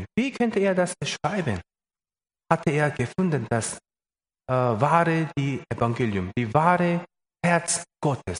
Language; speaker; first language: German; non-native, learner; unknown